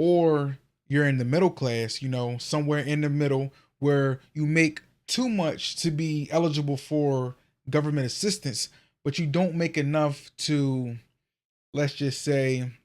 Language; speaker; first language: English; native; English